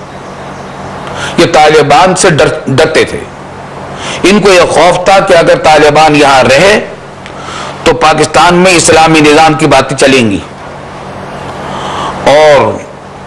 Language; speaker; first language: Urdu; native; Urdu